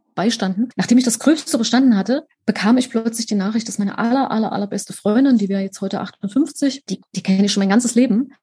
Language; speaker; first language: German; native; German